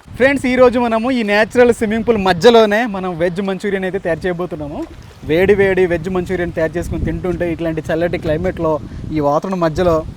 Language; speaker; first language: Telugu; native; Telugu